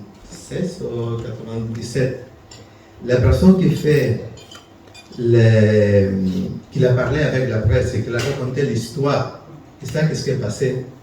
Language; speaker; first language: French; non-native, learner; Spanish